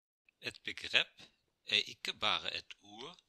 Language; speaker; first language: Norwegian; non-native, fluent; German